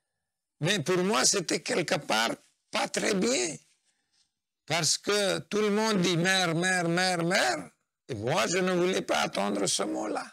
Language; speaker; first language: French; non-native, fluent; Nepali